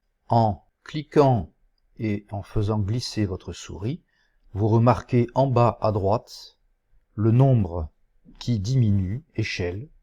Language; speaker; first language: French; native; French